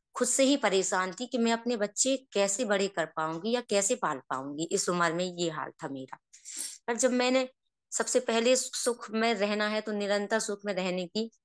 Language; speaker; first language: Hindi; native; Hindi